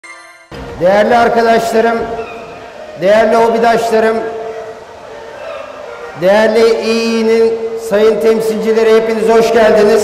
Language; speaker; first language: Turkish; native; Turkish